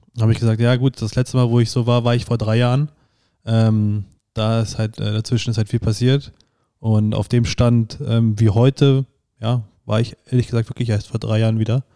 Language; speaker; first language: German; native; German